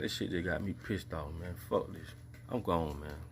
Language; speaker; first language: English; native; English